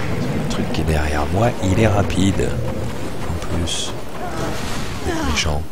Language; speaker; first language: French; native; French